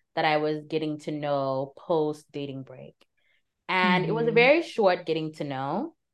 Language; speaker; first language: English; native; English